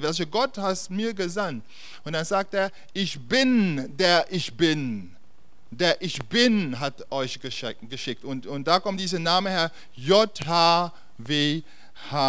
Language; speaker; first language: German; non-native, fluent; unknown